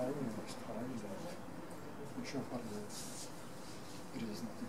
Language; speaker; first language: French; non-native, learner; Arabic